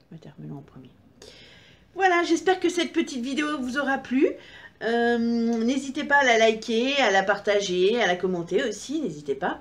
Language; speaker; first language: French; native; French